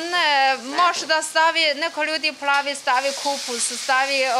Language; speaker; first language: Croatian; non-native, learner; Chinese